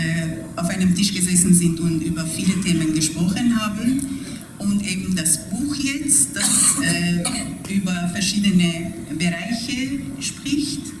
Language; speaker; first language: German; non-native, fluent; Persian